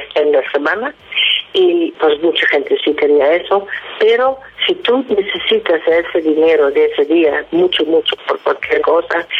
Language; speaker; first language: Spanish; non-native, fluent; Dutch